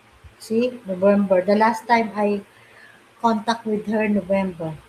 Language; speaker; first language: English; non-native, local second language; Filipino